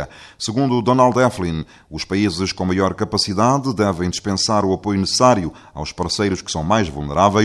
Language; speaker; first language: Portuguese; non-native, local second language; Kabuverdianu